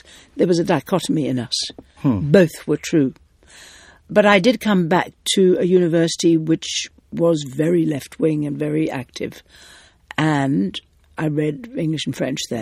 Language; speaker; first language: English; native; English